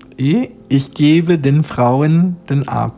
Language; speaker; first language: German; non-native, fluent; Portuguese